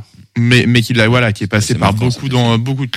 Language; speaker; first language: French; native; French